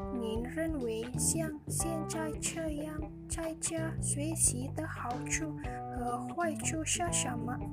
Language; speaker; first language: Chinese; non-native, learner; Indonesian